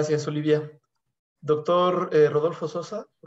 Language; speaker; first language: Spanish; native; Spanish